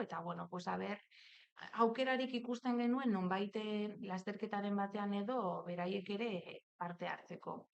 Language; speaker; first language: Basque; native; Basque